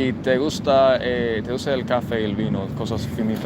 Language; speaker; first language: Spanish; non-native, fluent; English